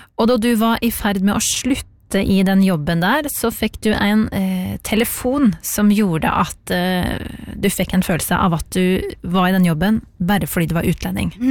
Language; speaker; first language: Norwegian; native; Norwegian